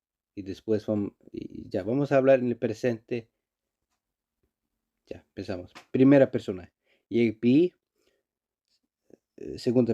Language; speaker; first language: Spanish; non-native, learner; Icelandic